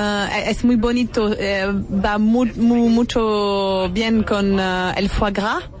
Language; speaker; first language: Spanish; non-native, fluent; French